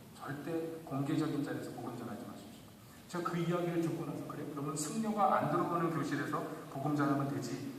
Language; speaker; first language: Korean; native; Korean